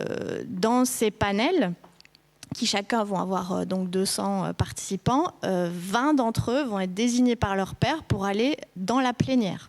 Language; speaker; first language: French; native; French